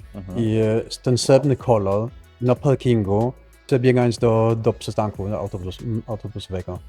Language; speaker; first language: Polish; non-native, fluent; Danish